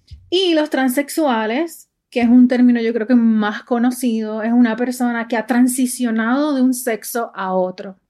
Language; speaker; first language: Spanish; early bilingual, heritage; Spanish